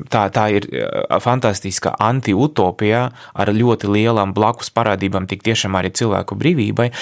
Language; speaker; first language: Latvian; non-native, local second language; Russian